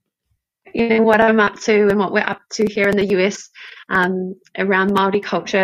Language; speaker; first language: English; native; English